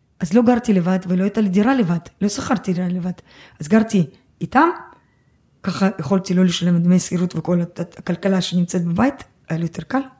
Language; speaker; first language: Hebrew; early bilingual, other home language; Russian